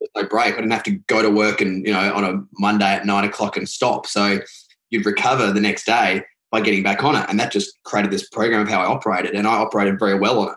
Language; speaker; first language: English; native; English